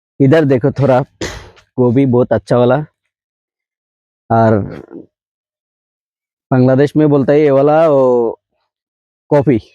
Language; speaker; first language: Hindi; non-native, learner; Bangla